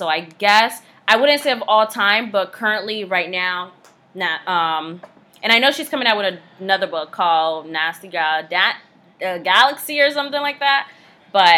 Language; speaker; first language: English; non-native, fluent; Haitian Creole